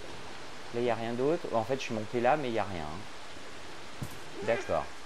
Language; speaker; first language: French; native; French